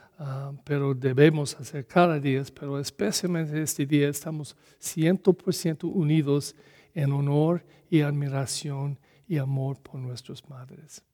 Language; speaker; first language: Spanish; non-native, learner; English